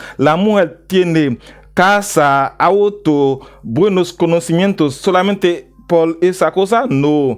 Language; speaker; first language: Spanish; non-native, learner; Haitian Creole